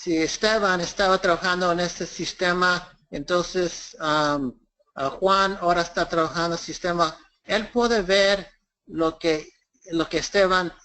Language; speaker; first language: Spanish; early bilingual, heritage; English